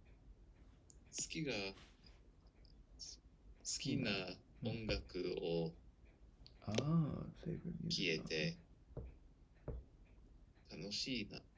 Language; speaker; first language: Japanese; non-native, learner; English